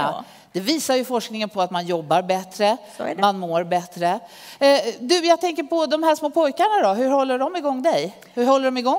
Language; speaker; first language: Swedish; native; Swedish